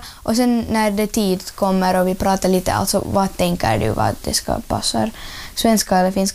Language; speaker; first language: Swedish; non-native, learner; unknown